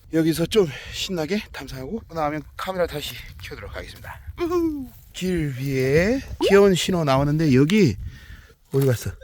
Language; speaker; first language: Korean; non-native, fluent; English